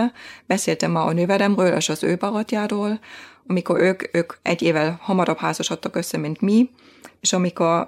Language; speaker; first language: Hungarian; non-native, fluent; German